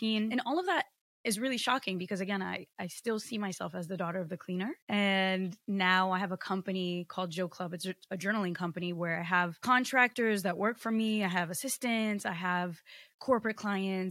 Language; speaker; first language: English; early bilingual, other home language; Portuguese